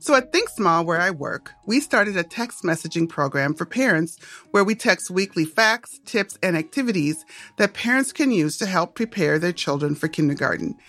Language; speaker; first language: English; native; English